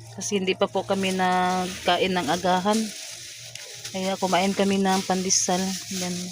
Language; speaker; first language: Filipino; non-native, local second language; Cebuano